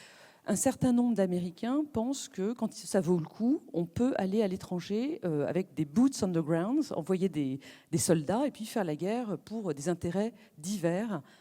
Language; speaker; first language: French; native; French